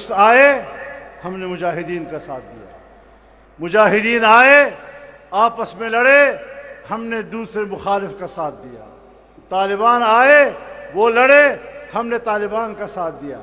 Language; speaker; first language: Urdu; non-native, local second language; Pashto